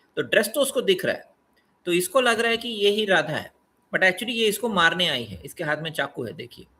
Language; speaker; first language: Hindi; non-native, local second language; Telugu